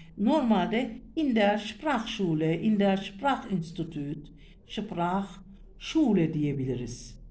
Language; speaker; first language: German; non-native, fluent; Turkish